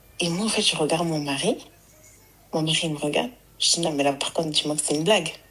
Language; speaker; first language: French; early bilingual, other home language; Arabic